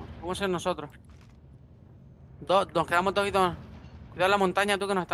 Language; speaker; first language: Spanish; native; Spanish